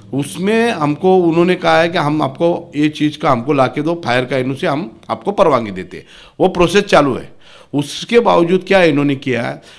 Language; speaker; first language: Hindi; non-native, local second language; Marathi